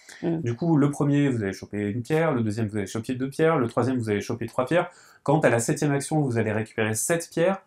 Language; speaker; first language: French; native; French